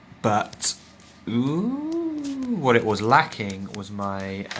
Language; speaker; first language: English; native; English